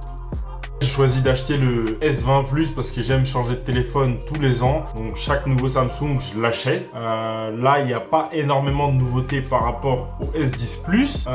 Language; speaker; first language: French; native; French